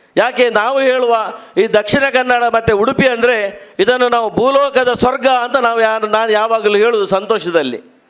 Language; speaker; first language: Kannada; non-native, local second language; Tulu